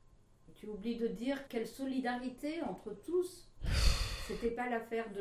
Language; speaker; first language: French; native; French